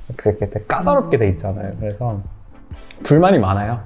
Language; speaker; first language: Korean; non-native, fluent; Persian